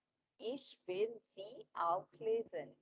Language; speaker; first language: German; non-native, learner; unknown